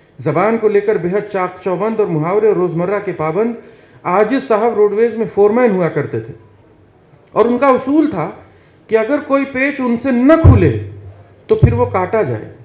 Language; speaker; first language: Hindi; native; Hindi